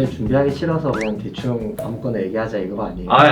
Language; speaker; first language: Korean; native; Korean